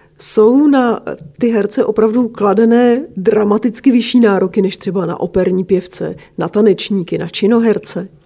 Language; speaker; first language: Czech; native; Czech